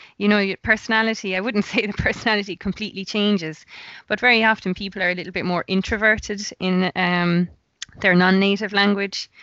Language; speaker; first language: English; native; English